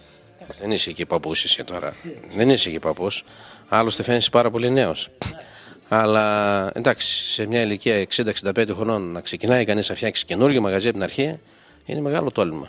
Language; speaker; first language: Greek; native; Greek